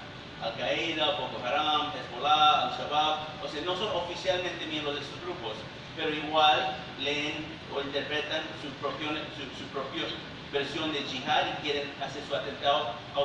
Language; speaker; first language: Spanish; early bilingual, heritage; Spanish